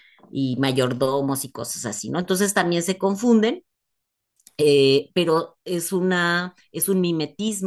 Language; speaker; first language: Spanish; native; Spanish